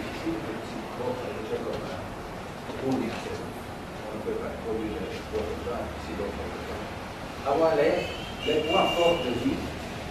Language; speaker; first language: French; non-native, learner; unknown